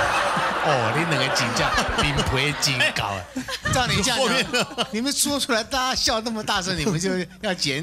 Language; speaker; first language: Chinese; native; Chinese